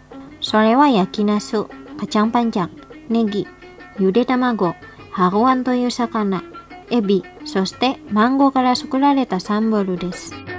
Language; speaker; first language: Japanese; non-native, fluent; Indonesian